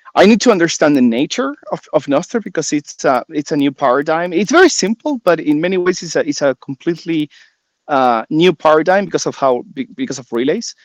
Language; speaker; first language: English; non-native, fluent; Spanish